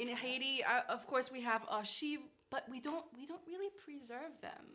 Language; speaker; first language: English; non-native, fluent; Haitian Creole